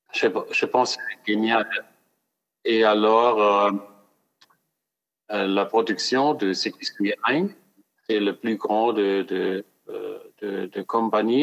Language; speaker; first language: French; non-native, fluent; German